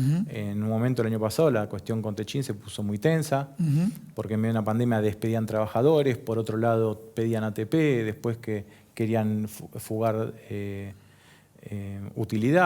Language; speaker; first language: Spanish; native; Spanish